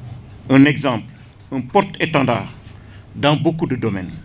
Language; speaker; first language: French; non-native, local second language; Wolof